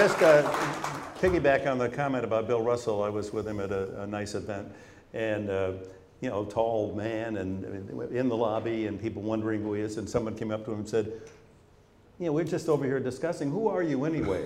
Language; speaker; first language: English; native; English